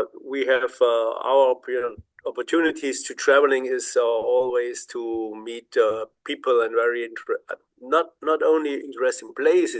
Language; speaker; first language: English; non-native, learner; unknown